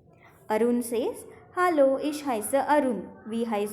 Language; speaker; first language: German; non-native, fluent; Marathi